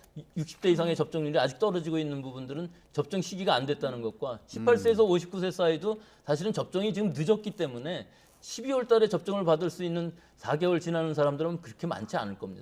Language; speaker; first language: Korean; native; Korean